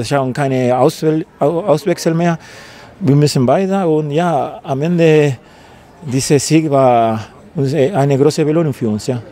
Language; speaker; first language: German; non-native, fluent; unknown